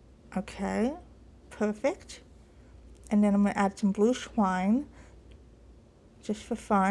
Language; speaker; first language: English; native; English